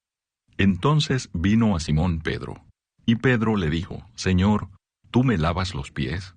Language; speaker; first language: Spanish; native; Spanish